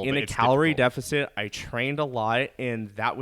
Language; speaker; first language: English; native; English